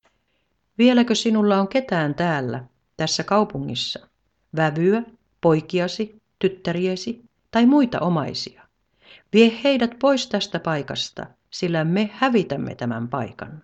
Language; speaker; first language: Finnish; native; Finnish